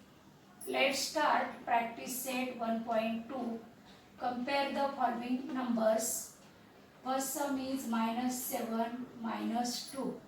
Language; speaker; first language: English; non-native, local second language; Marathi